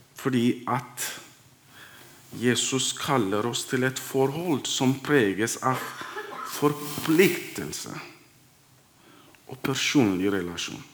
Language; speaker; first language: Norwegian; non-native, fluent; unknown